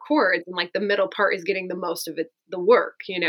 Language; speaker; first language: English; native; English